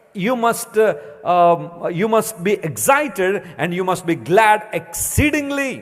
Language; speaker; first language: English; non-native, local second language; Telugu